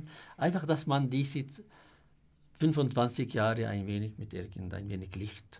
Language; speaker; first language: German; non-native, fluent; Arabic